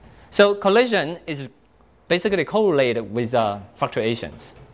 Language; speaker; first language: English; non-native, fluent; Chinese